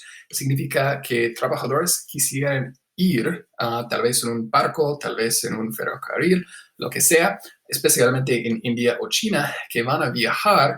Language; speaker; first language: Spanish; non-native, fluent; English